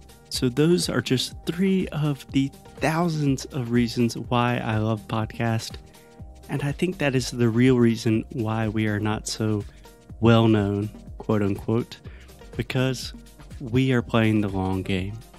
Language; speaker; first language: English; native; English